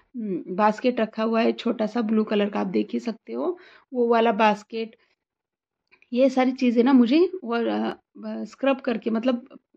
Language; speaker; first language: Hindi; non-native, local second language; Marathi